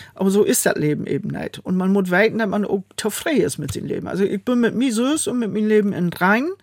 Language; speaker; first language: German; native; German